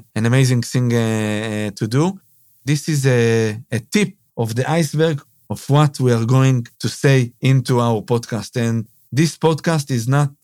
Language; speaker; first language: English; non-native, fluent; Hebrew